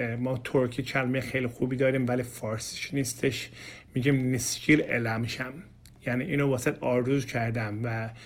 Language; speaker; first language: Persian; non-native, learner; Turkish